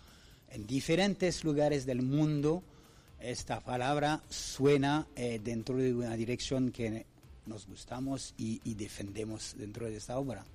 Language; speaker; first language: Spanish; non-native, fluent; French